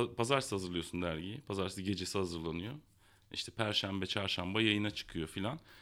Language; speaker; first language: Turkish; native; Turkish